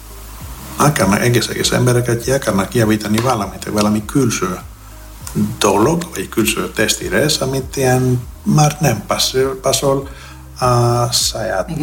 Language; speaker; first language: Hungarian; non-native, fluent; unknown